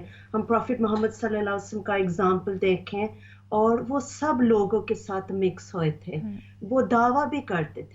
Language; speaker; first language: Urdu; early bilingual, heritage; Urdu